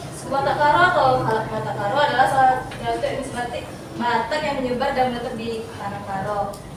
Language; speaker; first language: Indonesian; native; Indonesian